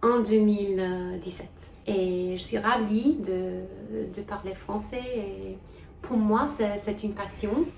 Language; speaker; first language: French; non-native, fluent; English